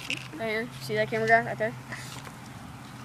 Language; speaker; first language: English; native; English